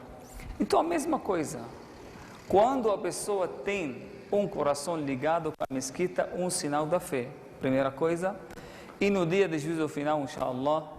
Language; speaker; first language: Portuguese; non-native, fluent; Arabic